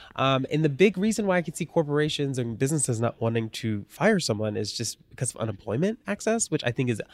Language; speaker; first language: English; native; English